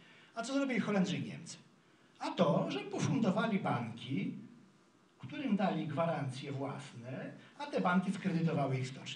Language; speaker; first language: Polish; native; Polish